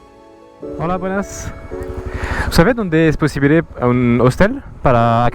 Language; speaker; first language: Spanish; non-native, learner; French